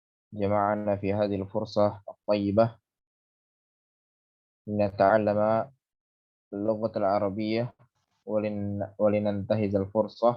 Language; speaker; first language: Arabic; non-native, fluent; Indonesian